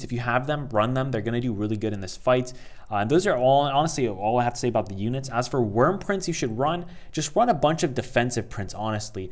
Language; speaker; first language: English; native; English